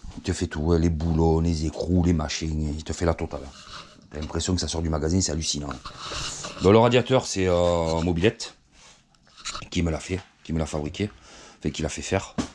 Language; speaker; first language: French; native; French